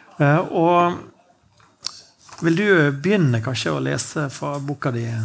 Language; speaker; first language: Norwegian; native; Norwegian